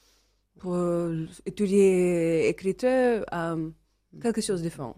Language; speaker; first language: French; non-native, learner; English